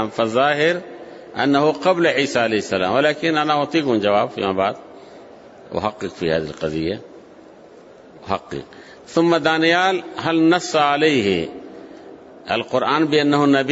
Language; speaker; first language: Arabic; non-native, fluent; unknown